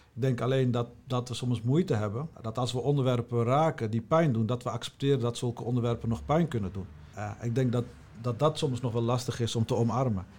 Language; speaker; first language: Dutch; native; Dutch